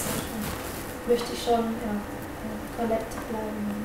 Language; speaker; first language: German; non-native, fluent; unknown